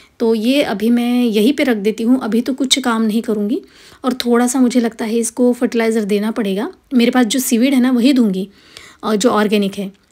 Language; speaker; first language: Hindi; non-native, local second language; Marathi